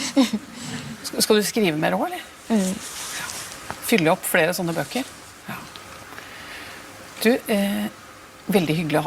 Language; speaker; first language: Norwegian; native; Norwegian